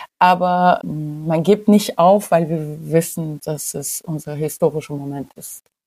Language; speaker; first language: German; non-native, fluent; Persian